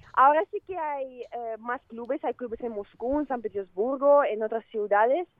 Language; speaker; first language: Spanish; non-native, fluent; Russian